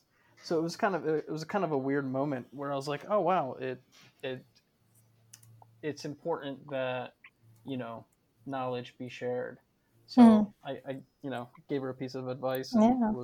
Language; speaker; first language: English; native; English